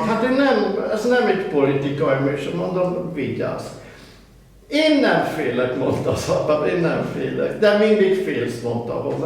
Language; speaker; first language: Hungarian; early bilingual, heritage; German